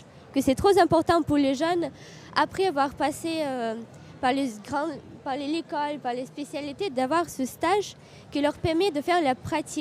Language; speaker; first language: French; non-native, fluent; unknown